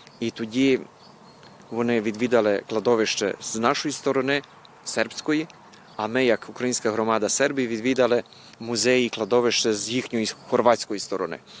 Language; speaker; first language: Ukrainian; early bilingual, heritage; Ukrainian